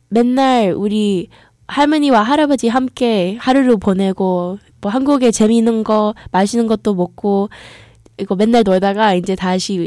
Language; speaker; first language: Korean; early bilingual, heritage; English